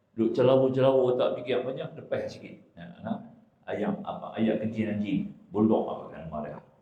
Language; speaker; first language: Malay; native; Malay